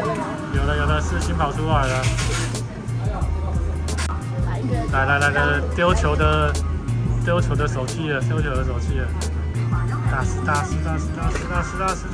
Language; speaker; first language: Chinese; native; Chinese